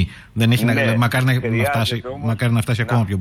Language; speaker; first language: Greek; native; Greek